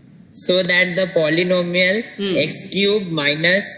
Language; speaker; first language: English; non-native, learner; Hindi